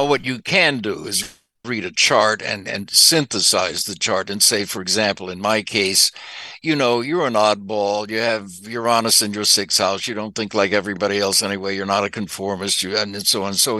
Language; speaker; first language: English; native; English